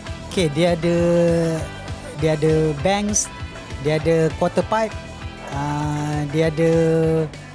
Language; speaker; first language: English; non-native, local second language; Malay